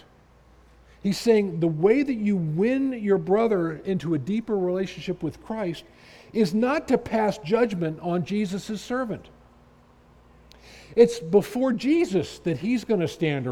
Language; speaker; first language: English; native; English